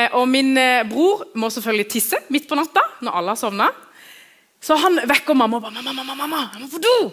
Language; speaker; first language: Norwegian; early bilingual, other home language; Kurdish